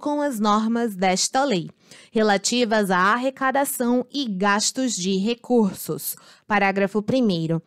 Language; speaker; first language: Portuguese; native; Portuguese